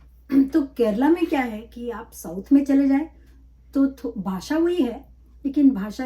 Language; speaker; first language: Hindi; non-native, local second language; Malayalam